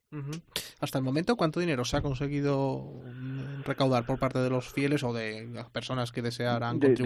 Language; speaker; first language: Spanish; native; Spanish